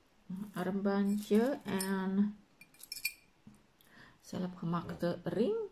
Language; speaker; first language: Dutch; non-native, learner; Indonesian